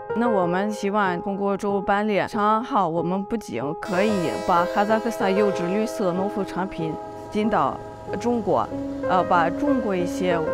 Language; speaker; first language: Chinese; non-native, fluent; Russian